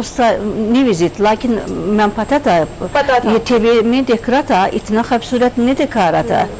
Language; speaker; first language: Hindi; non-native, learner; Turkish